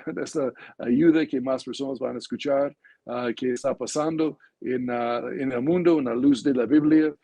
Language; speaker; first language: Spanish; non-native, fluent; English